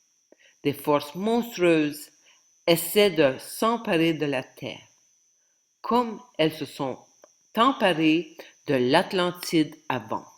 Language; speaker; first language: French; native; French